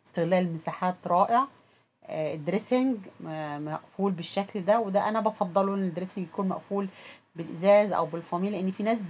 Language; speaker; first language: Arabic; native; Arabic